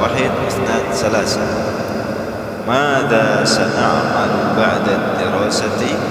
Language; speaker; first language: Arabic; non-native, fluent; Indonesian